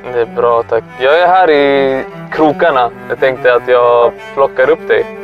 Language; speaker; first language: Swedish; early bilingual, other home language; Arabic